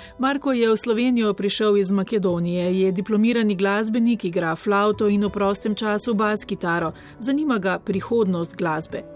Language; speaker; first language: Slovenian; native; Slovenian